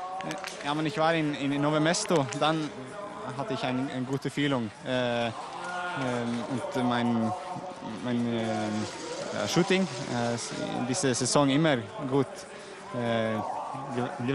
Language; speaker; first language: German; non-native, learner; Norwegian